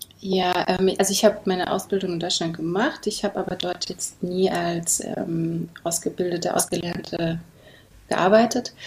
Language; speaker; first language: German; native; German